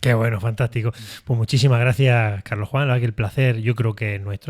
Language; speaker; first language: Spanish; native; Spanish